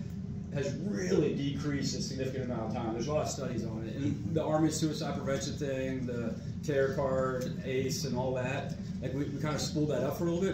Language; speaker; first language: English; native; English